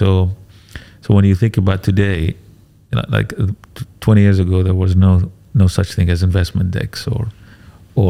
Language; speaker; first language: English; native; English